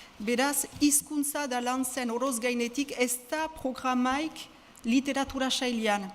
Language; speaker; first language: Basque; native; Basque